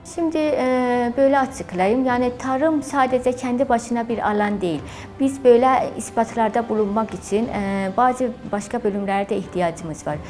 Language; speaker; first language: Turkish; non-native, fluent; Azerbaijani